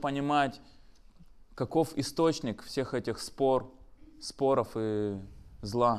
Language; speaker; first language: Russian; native; Russian